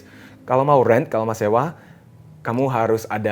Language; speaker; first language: Indonesian; early bilingual, heritage; English